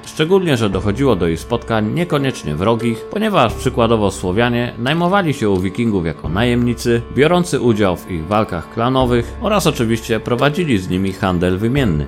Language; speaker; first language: Polish; native; Polish